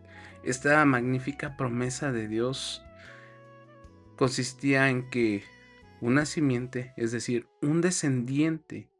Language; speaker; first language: Spanish; native; Spanish